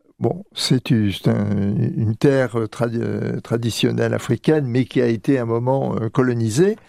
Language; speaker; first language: French; native; French